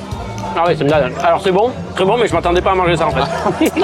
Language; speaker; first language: French; native; French